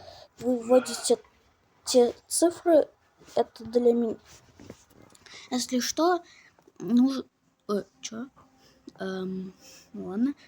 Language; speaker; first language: Russian; native; Russian